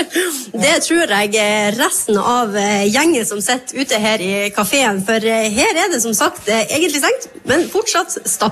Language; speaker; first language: Norwegian; native; Norwegian